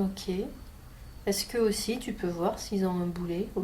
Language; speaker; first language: French; native; French